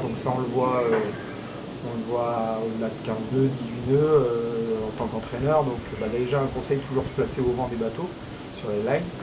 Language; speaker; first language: French; native; French